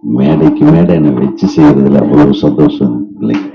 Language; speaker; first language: Tamil; native; Tamil